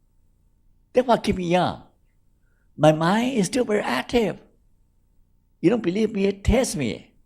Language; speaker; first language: English; non-native, fluent; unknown